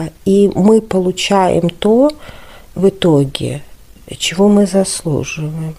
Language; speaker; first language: Russian; native; Russian